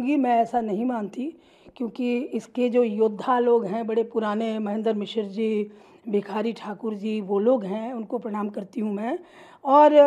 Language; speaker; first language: Hindi; native; Hindi